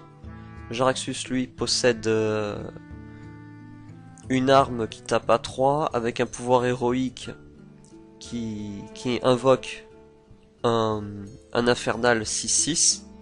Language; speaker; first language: French; native; French